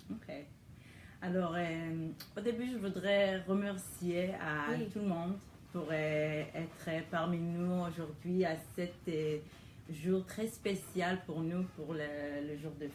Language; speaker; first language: French; non-native, learner; Hebrew